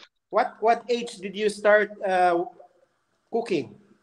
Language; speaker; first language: English; non-native, local second language; Filipino